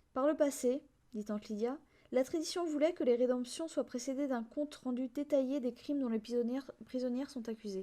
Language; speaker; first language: French; native; French